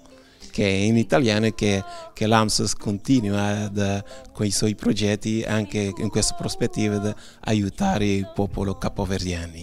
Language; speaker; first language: Italian; non-native, fluent; Kabuverdianu